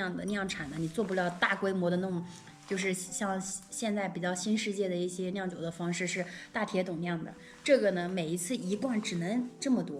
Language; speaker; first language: Chinese; native; Chinese